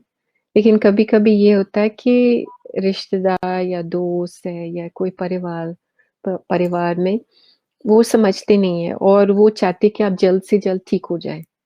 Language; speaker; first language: Hindi; early bilingual, heritage; Hindi